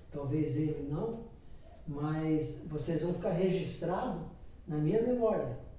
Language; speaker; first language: Portuguese; native; Portuguese